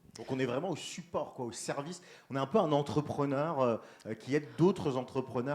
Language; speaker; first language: French; native; French